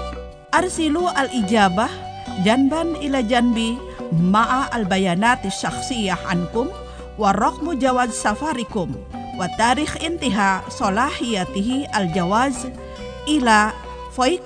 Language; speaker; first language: Arabic; non-native, fluent; Indonesian